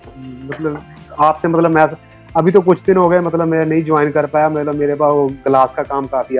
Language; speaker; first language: Hindi; native; Hindi